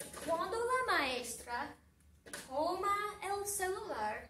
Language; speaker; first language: Spanish; non-native, fluent; English